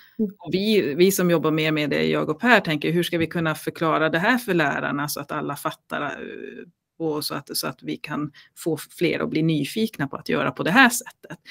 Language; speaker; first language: Swedish; native; Swedish